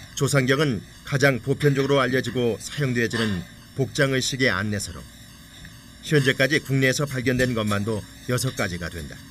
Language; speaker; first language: Korean; native; Korean